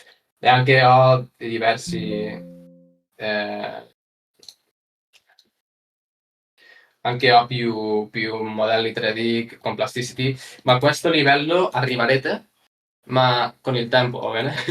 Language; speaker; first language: Italian; non-native, learner; Spanish